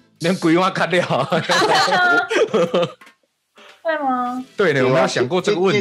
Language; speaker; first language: Chinese; native; Chinese